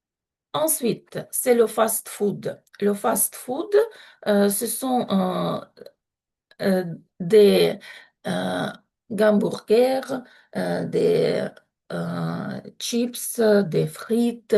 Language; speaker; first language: French; non-native, fluent; Ukrainian